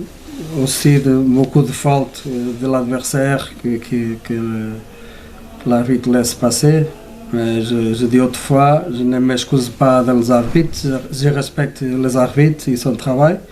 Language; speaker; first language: French; non-native, learner; Portuguese